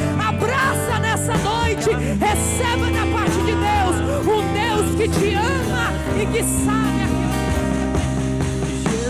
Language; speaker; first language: Portuguese; native; Portuguese